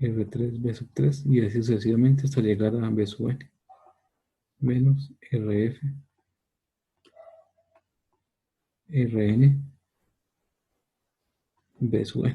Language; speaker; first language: Spanish; native; Spanish